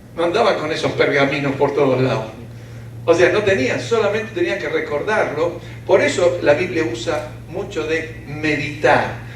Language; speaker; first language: Spanish; early bilingual, other home language; Ukrainian